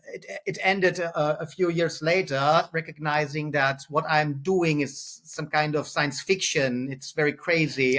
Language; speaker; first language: English; non-native, fluent; German